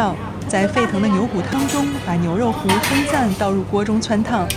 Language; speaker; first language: Chinese; native; Chinese